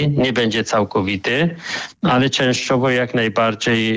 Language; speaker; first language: Polish; non-native, fluent; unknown